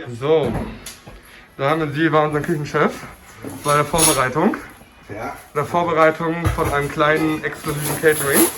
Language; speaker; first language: German; native; German